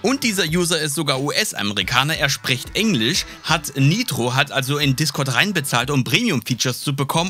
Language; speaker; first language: German; native; German